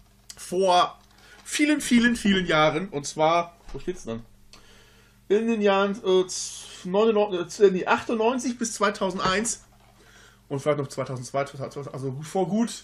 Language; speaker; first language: German; native; German